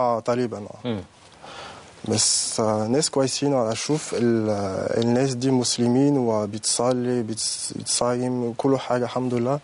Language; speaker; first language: Arabic; non-native, learner; French